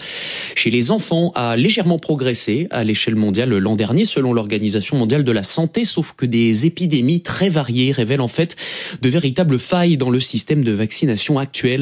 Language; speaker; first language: French; native; French